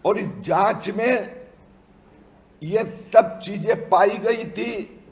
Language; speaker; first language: Hindi; non-native, local second language; Gujarati